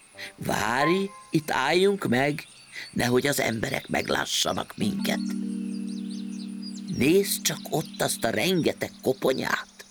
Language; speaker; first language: Hungarian; native; Hungarian